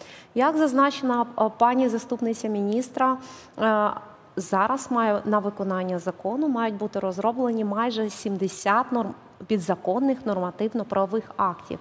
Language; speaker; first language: Ukrainian; native; Ukrainian